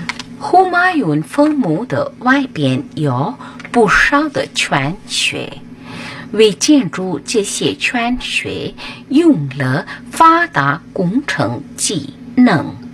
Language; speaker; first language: Chinese; non-native, fluent; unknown